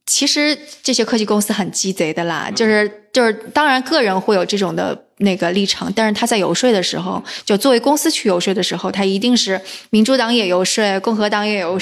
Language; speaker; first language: Chinese; native; Chinese